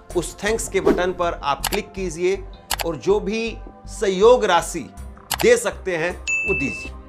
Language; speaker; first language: Hindi; native; Hindi